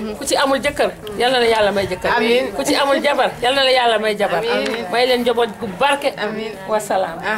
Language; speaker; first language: Wolof; non-native, local second language; Fula